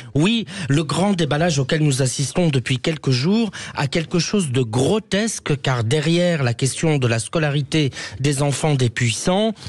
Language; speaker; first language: French; native; French